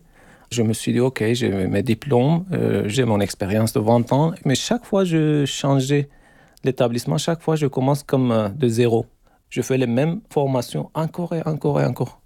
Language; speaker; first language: French; non-native, learner; Turkish